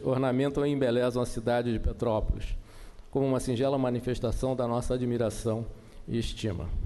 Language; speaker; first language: Portuguese; native; Portuguese